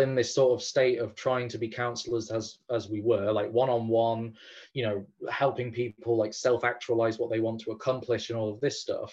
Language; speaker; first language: English; native; English